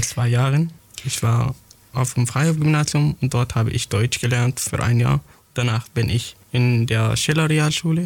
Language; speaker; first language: German; non-native, fluent; Arabic